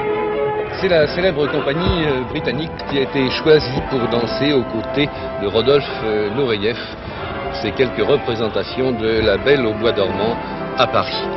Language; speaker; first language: French; native; French